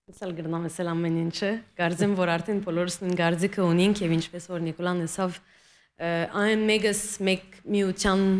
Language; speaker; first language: Armenian; early bilingual, heritage; Armenian